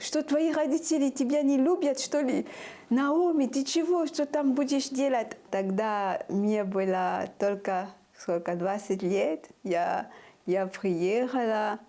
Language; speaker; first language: Russian; non-native, fluent; French